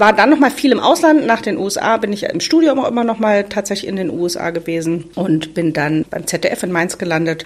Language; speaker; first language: German; native; German